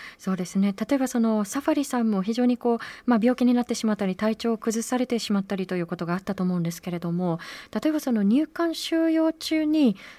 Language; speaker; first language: Japanese; native; Japanese